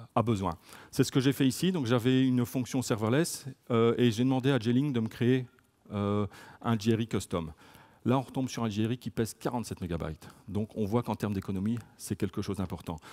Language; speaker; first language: French; native; French